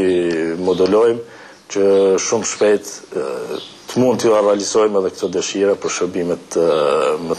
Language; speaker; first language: Albanian; native; Albanian